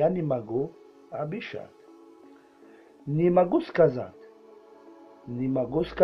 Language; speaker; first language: Russian; non-native, learner; Tajik